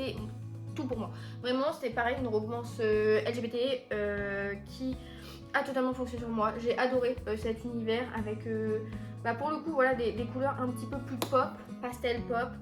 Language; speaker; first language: French; native; French